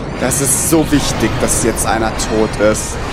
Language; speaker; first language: German; native; German